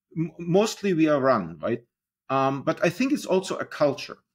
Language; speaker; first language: English; non-native, fluent; German